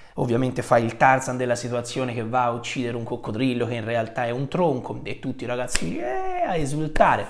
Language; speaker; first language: Italian; native; Italian